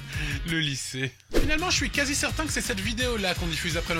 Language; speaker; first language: French; native; French